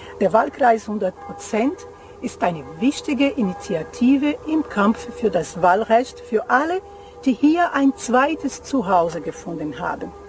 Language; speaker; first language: German; non-native, fluent; Portuguese